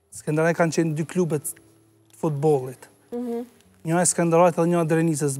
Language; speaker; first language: Albanian; native; Albanian